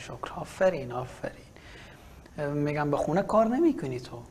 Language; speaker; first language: Persian; native; Persian